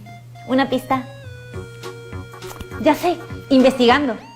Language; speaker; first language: Spanish; native; Spanish